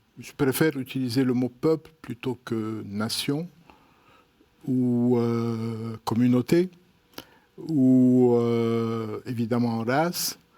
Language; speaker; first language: French; non-native, local second language; Arabic